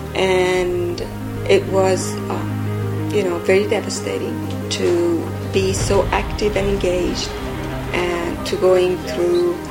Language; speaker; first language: English; non-native, fluent; Persian